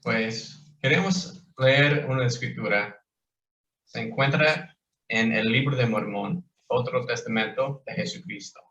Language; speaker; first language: Spanish; non-native, fluent; English